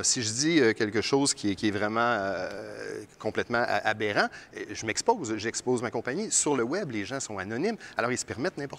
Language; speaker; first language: French; native; French